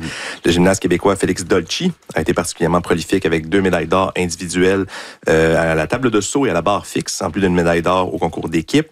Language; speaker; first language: French; native; French